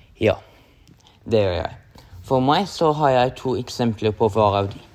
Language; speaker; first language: Norwegian; non-native, local second language; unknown